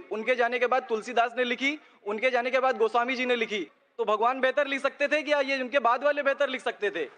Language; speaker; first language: Hindi; native; Hindi